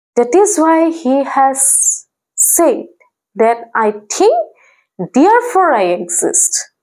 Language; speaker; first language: English; non-native, local second language; Assamese